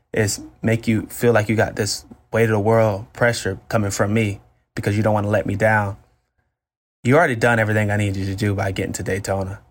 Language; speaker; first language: English; native; English